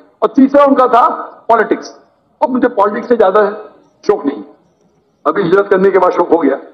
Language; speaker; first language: Urdu; non-native, local second language; Konkani